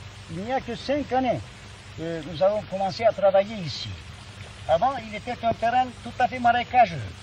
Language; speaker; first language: French; non-native, fluent; Turkish